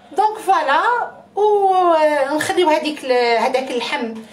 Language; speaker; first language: French; non-native, local second language; Arabic